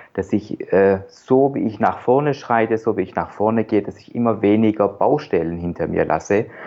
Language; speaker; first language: German; non-native, fluent; Persian